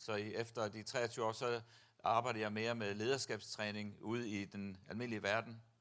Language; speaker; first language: Danish; native; Danish